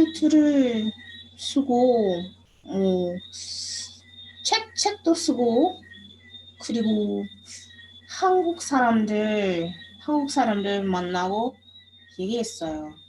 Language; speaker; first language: Korean; non-native, learner; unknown